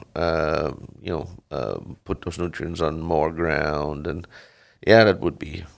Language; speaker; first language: English; non-native, fluent; Dutch